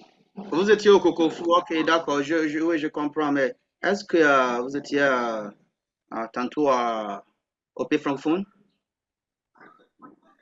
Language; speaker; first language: French; non-native, fluent; Akan